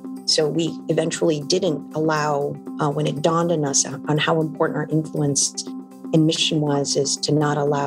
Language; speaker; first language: English; non-native, local second language; Filipino